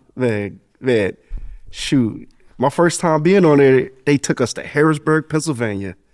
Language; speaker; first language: English; native; English